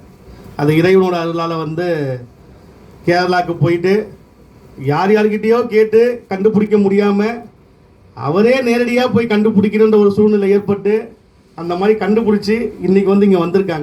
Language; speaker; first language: Tamil; native; Tamil